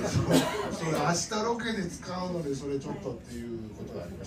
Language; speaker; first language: Japanese; native; Japanese